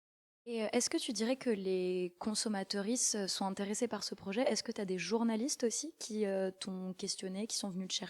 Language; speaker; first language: French; native; French